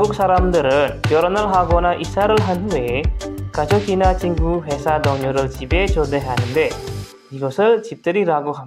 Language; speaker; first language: Korean; non-native, fluent; Indonesian